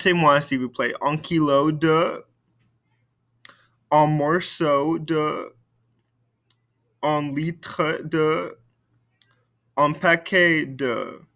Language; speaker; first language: French; non-native, fluent; English